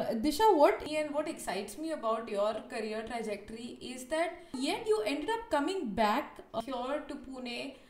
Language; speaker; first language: English; non-native, local second language; Hindi